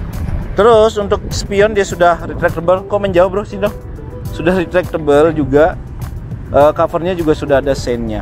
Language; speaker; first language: Indonesian; native; Indonesian